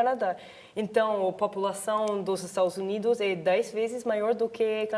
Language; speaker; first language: Portuguese; non-native, fluent; English